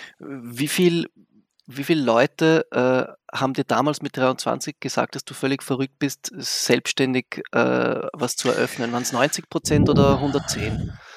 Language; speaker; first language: German; native; German